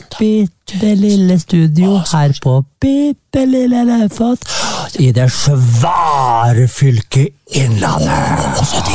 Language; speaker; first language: Norwegian; native; Norwegian